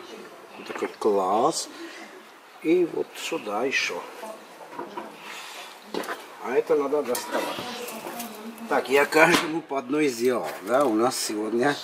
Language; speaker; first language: Russian; non-native, local second language; Armenian